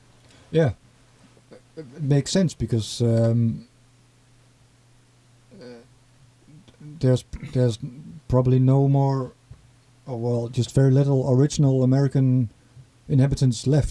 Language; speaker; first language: English; non-native, fluent; Dutch